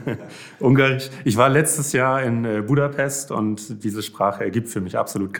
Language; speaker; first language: German; native; German